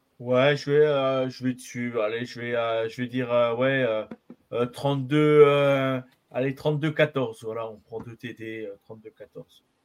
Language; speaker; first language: French; native; French